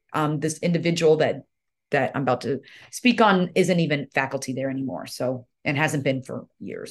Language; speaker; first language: English; early bilingual, other home language; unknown